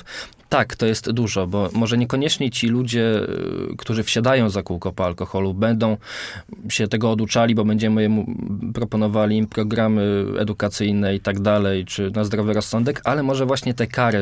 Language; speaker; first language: Polish; native; Polish